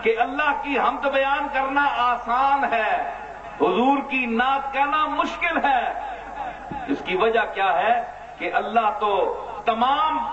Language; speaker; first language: Urdu; non-native, local second language; Punjabi